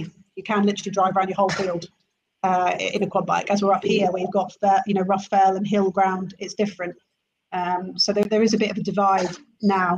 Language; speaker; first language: English; native; English